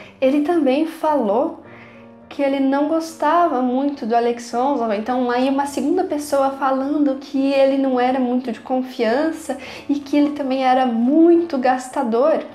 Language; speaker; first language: Portuguese; native; Portuguese